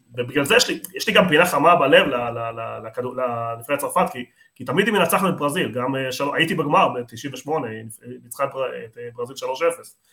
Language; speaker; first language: Hebrew; non-native, fluent; Spanish